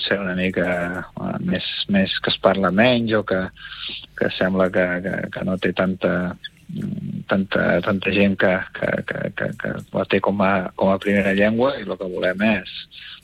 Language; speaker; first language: Catalan; native; Catalan